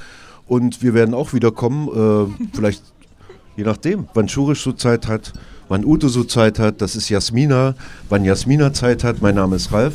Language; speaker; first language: German; native; German